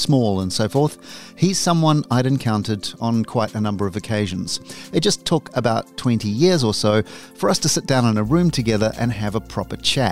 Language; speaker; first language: English; native; English